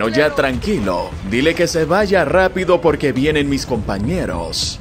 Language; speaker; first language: Spanish; native; Spanish